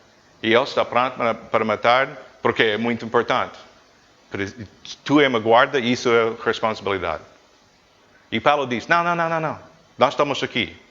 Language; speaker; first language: Portuguese; non-native, fluent; English